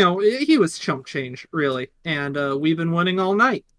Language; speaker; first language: English; native; English